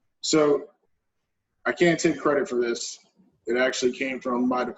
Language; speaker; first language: English; native; English